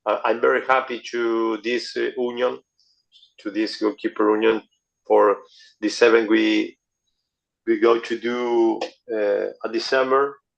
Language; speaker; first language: English; non-native, learner; Spanish